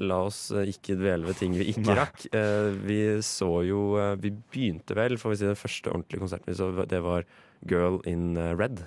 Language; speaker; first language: Norwegian; native; Norwegian